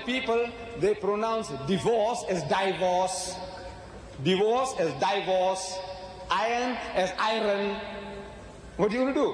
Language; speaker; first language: English; early bilingual, other home language; Gujarati